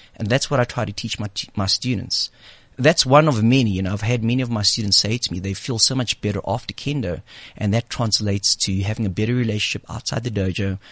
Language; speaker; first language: English; native; English